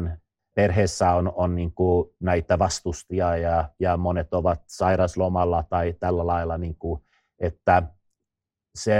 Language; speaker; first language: Finnish; non-native, fluent; Swedish